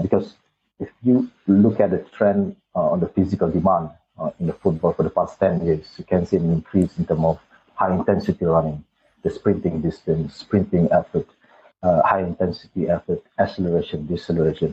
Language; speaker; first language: English; non-native, local second language; Malay